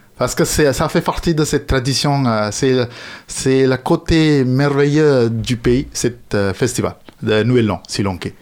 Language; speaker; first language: French; non-native, fluent; Sinhala